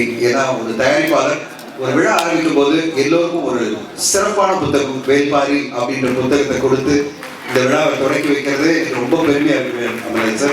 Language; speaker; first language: Tamil; native; Tamil